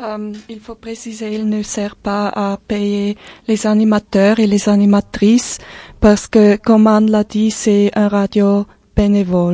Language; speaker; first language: French; non-native, local second language; German